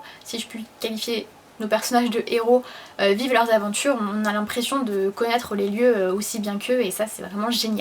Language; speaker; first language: French; native; French